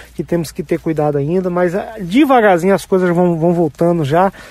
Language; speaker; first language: Portuguese; native; Portuguese